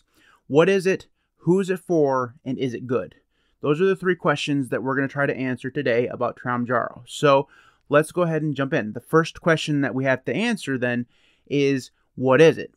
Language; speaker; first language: English; native; English